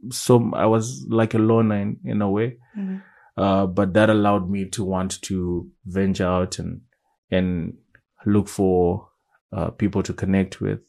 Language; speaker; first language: English; non-native, local second language; Shona